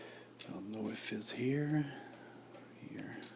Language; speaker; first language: English; non-native, learner; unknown